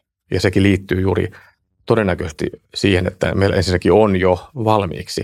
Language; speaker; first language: Finnish; native; Finnish